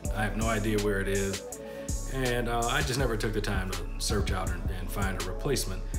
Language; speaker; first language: English; native; English